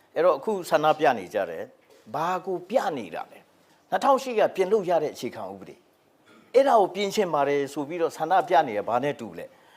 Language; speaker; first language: Burmese; non-native, local second language; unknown